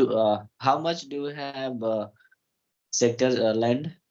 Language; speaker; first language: English; non-native, learner; Hindi